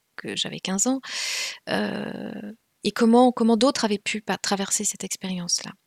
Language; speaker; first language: French; non-native, local second language; Kinyarwanda